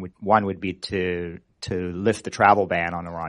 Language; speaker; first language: English; native; English